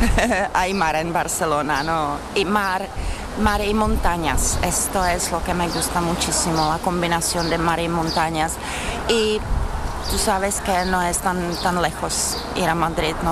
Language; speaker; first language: Spanish; non-native, fluent; Czech